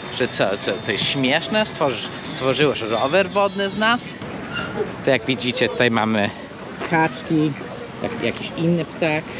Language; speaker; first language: Polish; non-native, fluent; English